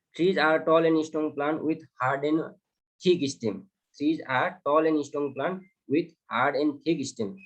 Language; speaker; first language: English; non-native, local second language; Nepali